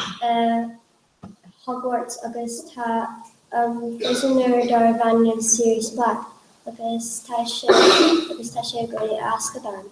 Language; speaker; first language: Irish; non-native, learner; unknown